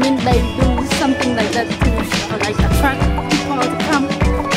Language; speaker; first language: English; non-native, learner; Khmer